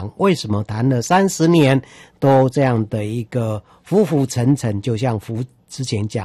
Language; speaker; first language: Chinese; native; Chinese